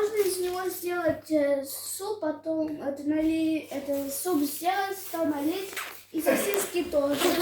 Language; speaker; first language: Russian; early bilingual, other home language; Armenian